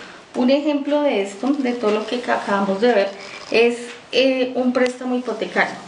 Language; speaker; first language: Spanish; native; Spanish